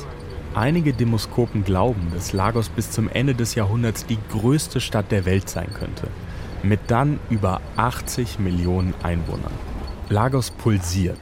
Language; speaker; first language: German; native; German